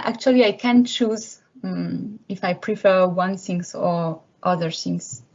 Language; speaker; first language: English; non-native, learner; French